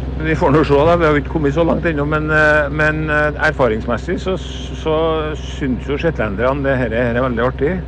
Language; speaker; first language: Norwegian; native; Norwegian